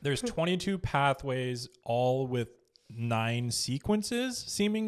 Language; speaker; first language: English; native; English